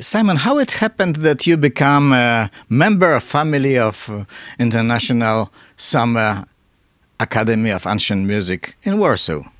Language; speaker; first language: English; non-native, learner; Polish